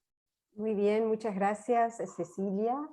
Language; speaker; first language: Spanish; native; Spanish